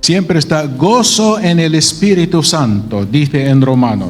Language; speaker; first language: Spanish; non-native, fluent; Arabic